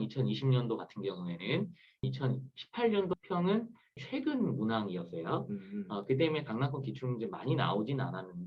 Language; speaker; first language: Korean; native; Korean